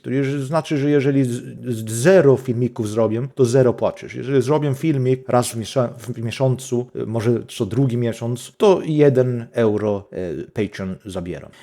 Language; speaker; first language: Polish; non-native, fluent; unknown